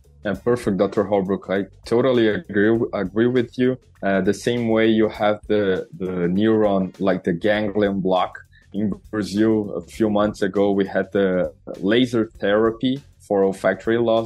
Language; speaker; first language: English; non-native, fluent; Portuguese